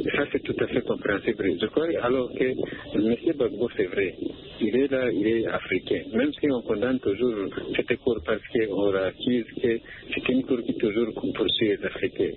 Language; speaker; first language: French; non-native, local second language; Rundi